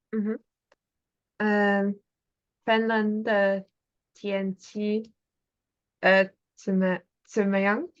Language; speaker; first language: Chinese; non-native, learner; English